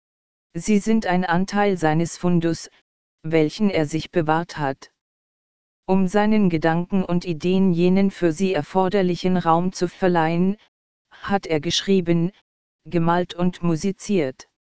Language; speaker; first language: German; native; German